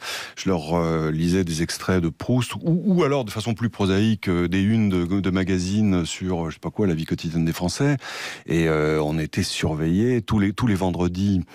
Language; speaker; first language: French; native; French